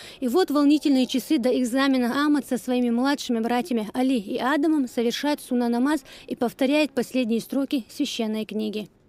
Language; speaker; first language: Russian; native; Russian